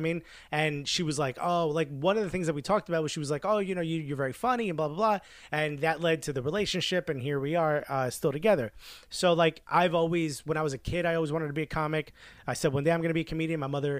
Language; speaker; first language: English; early bilingual, other home language; Spanish